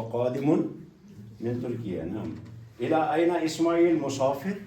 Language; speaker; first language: Arabic; non-native, fluent; Kashmiri